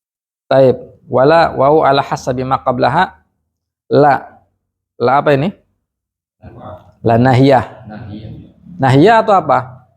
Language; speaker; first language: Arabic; non-native, fluent; Indonesian